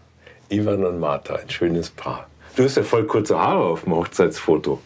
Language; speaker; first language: German; native; German